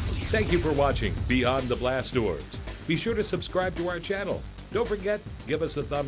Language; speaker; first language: English; native; English